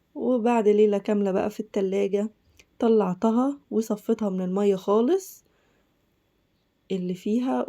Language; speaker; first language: Arabic; native; Arabic